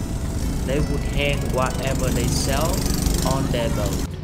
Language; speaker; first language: English; non-native, fluent; Vietnamese